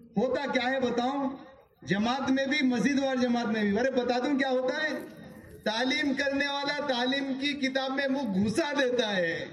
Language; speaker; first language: Urdu; native; Urdu